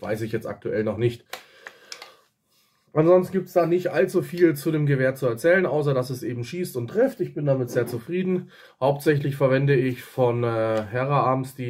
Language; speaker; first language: German; native; German